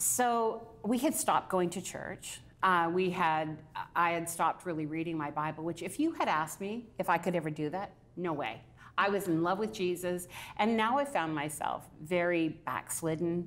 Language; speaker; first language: English; native; English